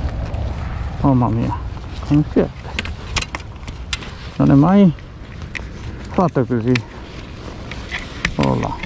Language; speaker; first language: Italian; non-native, learner; Bangla